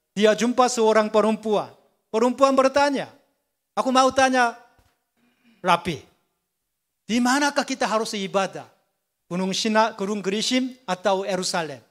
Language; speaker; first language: Indonesian; non-native, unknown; Korean